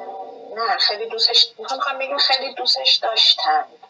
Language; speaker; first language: Persian; native; Persian